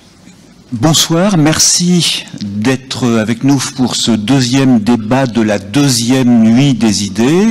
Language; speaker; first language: French; native; French